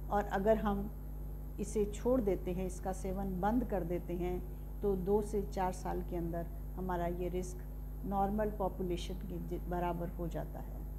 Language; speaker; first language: Hindi; native; Hindi